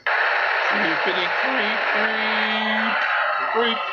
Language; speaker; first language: English; native; English